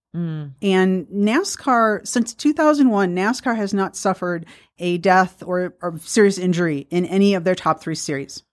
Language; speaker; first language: English; native; English